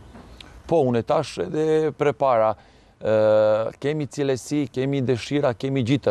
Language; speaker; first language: Albanian; non-native, learner; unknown